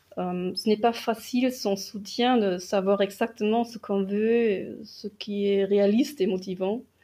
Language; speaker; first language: French; non-native, fluent; German